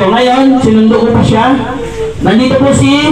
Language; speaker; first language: Filipino; native; Filipino